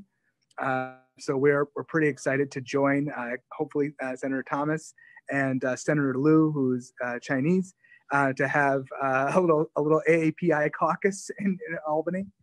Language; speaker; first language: English; native; English